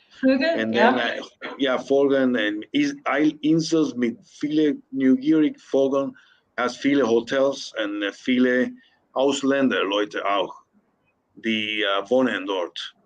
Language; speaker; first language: German; non-native, learner; Spanish